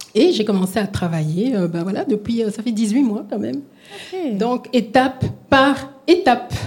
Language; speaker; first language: French; non-native, local second language; Lingala